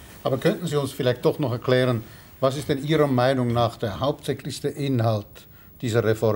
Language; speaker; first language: German; native; German